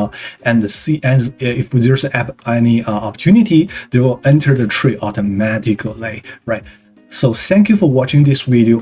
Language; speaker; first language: English; non-native, fluent; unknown